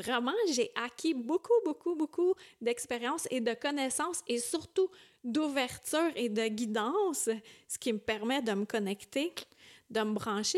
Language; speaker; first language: French; native; French